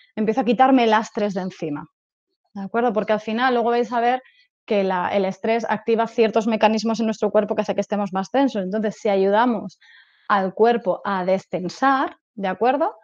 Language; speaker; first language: Spanish; native; Spanish